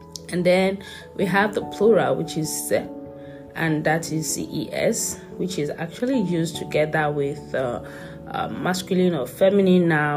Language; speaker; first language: English; non-native, local second language; Yoruba